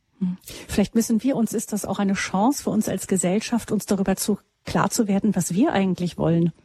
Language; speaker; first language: German; native; German